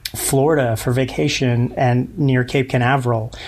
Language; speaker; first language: English; native; English